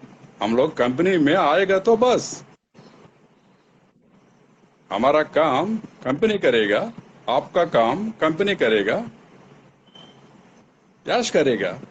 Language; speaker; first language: Hindi; non-native, local second language; Telugu